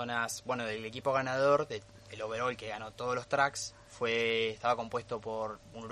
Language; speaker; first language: Spanish; native; Spanish